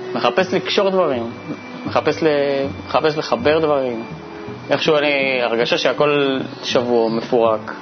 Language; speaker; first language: Hebrew; early bilingual, other home language; French